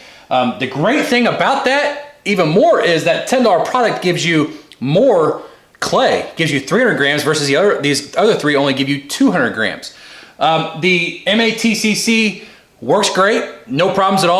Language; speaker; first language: English; native; English